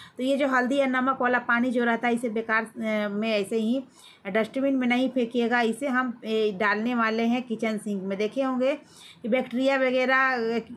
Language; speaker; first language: Hindi; native; Hindi